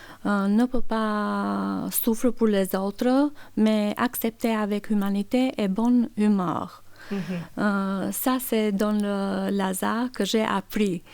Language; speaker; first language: French; non-native, learner; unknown